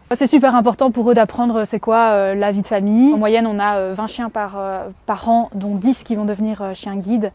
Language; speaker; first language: French; native; French